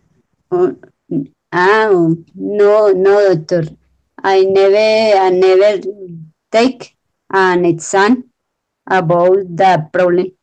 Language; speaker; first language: English; non-native, learner; Spanish